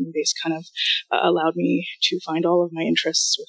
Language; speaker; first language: English; non-native, fluent; Russian